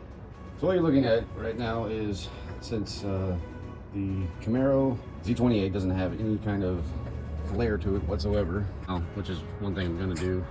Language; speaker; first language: English; native; English